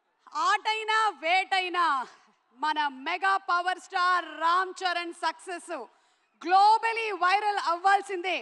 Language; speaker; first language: Telugu; native; Telugu